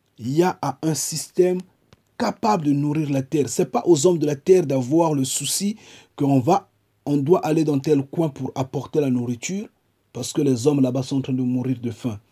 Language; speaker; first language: French; non-native, local second language; Kongo